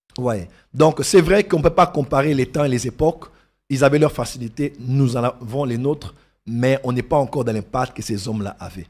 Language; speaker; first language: French; non-native, local second language; Lingala